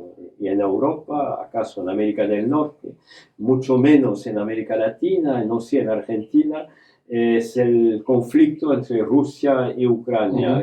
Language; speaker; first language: Spanish; non-native, fluent; French